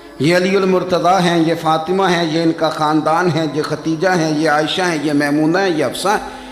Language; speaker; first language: Urdu; non-native, local second language; Punjabi